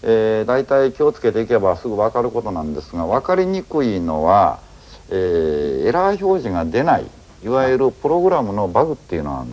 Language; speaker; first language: Japanese; native; Japanese